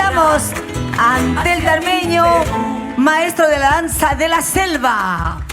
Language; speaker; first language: Spanish; native; Spanish